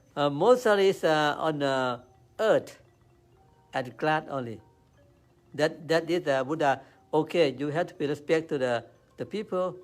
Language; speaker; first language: English; non-native, learner; Thai